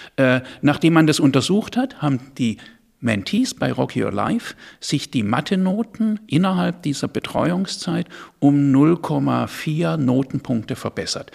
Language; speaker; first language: German; native; German